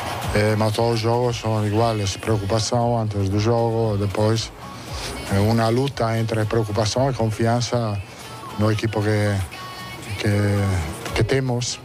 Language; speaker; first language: Portuguese; non-native, fluent; Italian